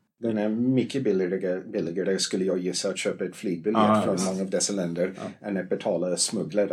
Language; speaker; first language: Swedish; non-native, fluent; English